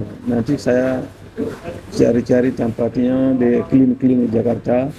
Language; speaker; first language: Indonesian; non-native, learner; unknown